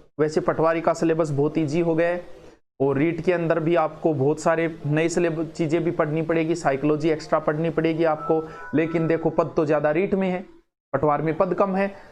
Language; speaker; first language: Hindi; native; Hindi